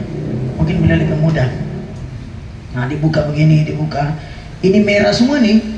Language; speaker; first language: Indonesian; native; Indonesian